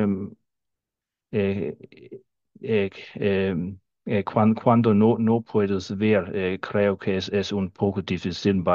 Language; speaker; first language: Spanish; non-native, fluent; Danish